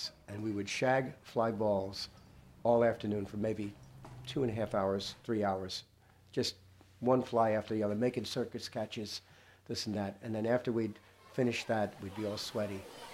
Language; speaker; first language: English; native; English